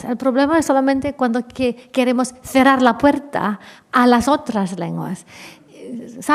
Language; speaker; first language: Spanish; non-native, fluent; Welsh